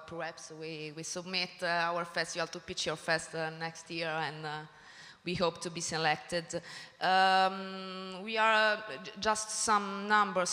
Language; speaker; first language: English; non-native, learner; Italian